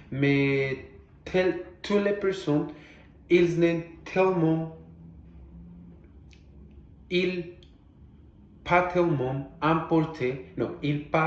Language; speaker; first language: French; non-native, learner; Portuguese